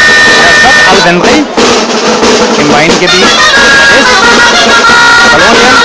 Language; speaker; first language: German; non-native, fluent; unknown